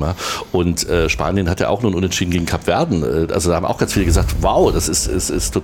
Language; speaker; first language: German; native; German